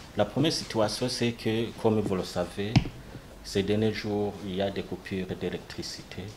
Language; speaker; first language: French; non-native, local second language; Rundi